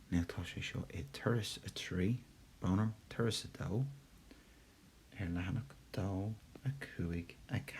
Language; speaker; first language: Irish; non-native, local second language; English